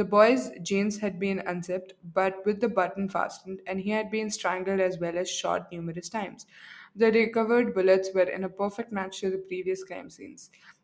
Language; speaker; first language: English; non-native, local second language; Arabic